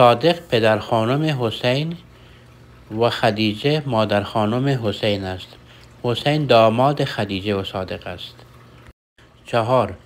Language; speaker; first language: Persian; non-native, fluent; Urdu